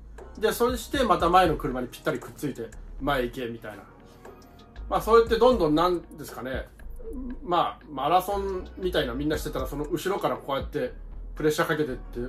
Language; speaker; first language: Japanese; native; Japanese